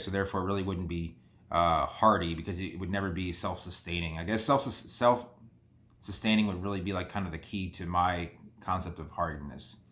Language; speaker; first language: English; native; English